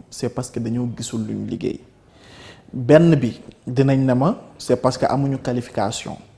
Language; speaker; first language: Wolof; native; Wolof